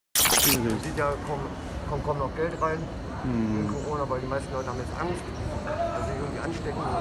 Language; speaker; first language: German; native; German